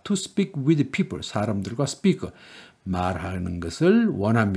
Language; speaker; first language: Korean; native; Korean